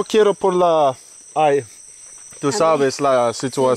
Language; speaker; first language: Spanish; non-native, learner; English